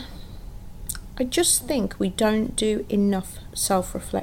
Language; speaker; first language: English; native; English